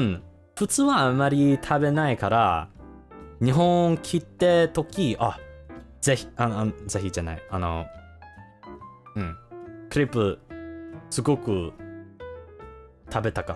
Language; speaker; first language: Japanese; non-native, learner; English